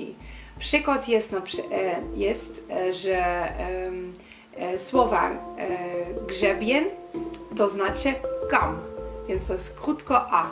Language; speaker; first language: Polish; non-native, learner; Dutch